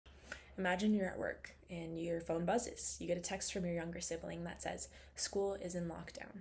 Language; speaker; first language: English; native; English